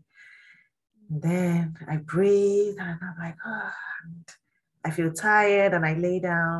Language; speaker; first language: English; non-native, local second language; Yoruba